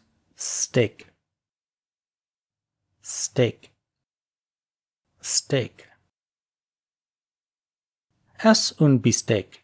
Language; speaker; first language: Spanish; non-native, fluent; English